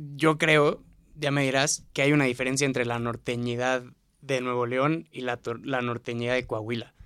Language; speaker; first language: Spanish; native; Spanish